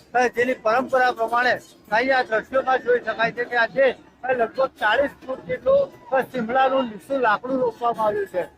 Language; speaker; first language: Gujarati; native; Gujarati